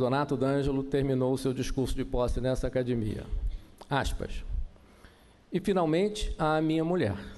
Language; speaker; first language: Portuguese; native; Portuguese